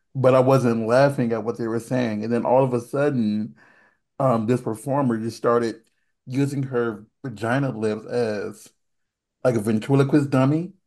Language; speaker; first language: English; native; English